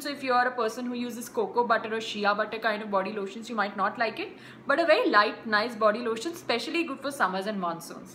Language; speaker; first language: English; non-native, local second language; Hindi